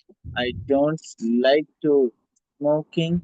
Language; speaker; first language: English; non-native, learner; Bangla